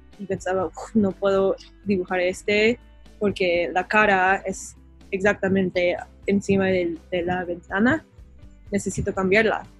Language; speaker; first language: Spanish; non-native, learner; English